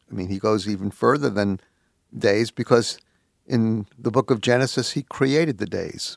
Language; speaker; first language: English; native; English